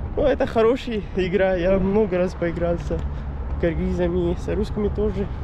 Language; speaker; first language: Russian; non-native, learner; Urdu